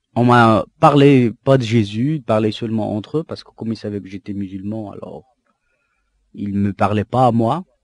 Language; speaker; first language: French; non-native, local second language; Arabic